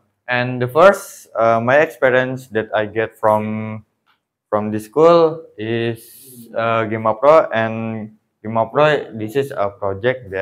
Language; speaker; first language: English; non-native, learner; Indonesian